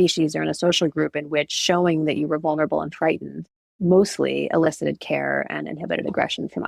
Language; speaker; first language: English; native; English